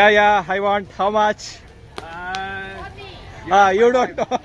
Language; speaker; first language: English; non-native, local second language; Kannada